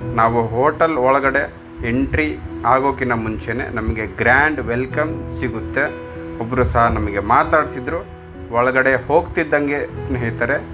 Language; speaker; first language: Kannada; non-native, local second language; Lambadi